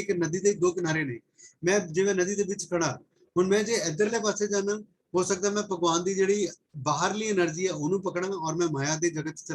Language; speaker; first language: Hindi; non-native, local second language; Punjabi